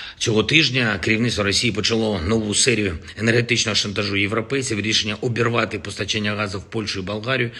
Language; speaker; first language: Ukrainian; non-native, local second language; Russian